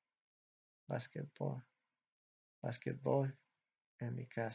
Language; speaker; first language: Spanish; non-native, fluent; English